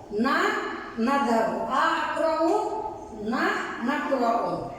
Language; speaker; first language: Arabic; non-native, fluent; Bangla